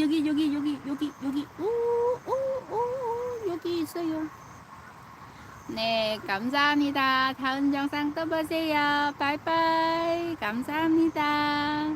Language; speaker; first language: Korean; non-native, fluent; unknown